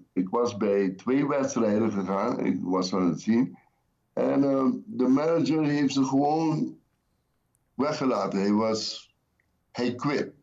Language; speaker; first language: Dutch; non-native, local second language; Papiamento